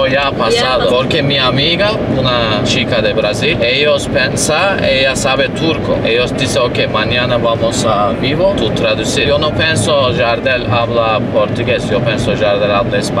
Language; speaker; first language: Spanish; non-native, learner; Turkish